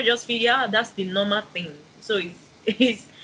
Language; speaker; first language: English; non-native, local second language; Igbo